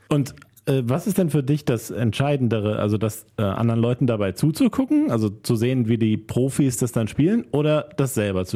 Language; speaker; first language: German; native; German